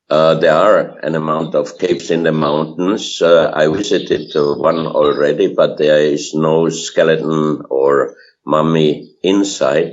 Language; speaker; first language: English; non-native, fluent; German